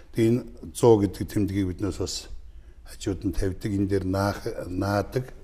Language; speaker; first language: Mongolian; native; Mongolian